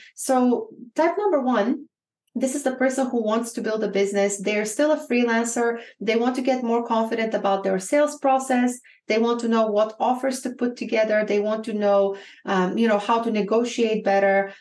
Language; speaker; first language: English; non-native, fluent; Bulgarian